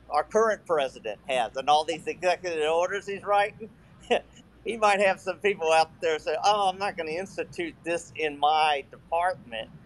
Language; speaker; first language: English; native; English